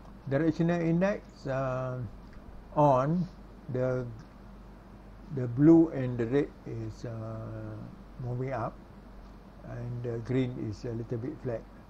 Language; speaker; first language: English; non-native, local second language; Malay